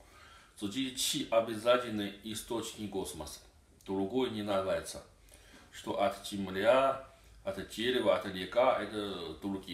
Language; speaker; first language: Russian; non-native, learner; Chinese